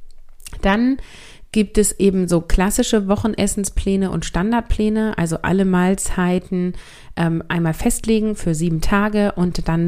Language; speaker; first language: German; native; German